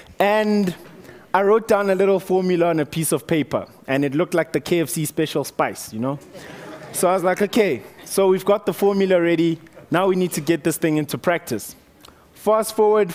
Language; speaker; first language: English; non-native, local second language; Northern Sotho